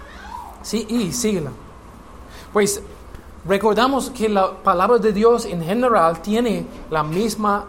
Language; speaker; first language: Spanish; non-native, learner; English